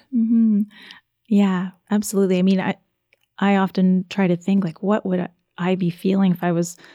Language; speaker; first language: English; native; English